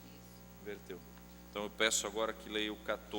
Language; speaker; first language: Portuguese; native; Portuguese